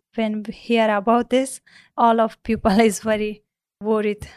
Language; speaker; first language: English; non-native, learner; Persian